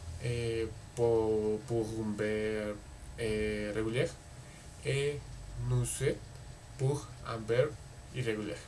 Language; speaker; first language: French; non-native, learner; Spanish